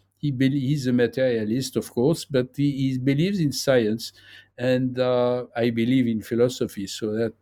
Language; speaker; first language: English; non-native, fluent; French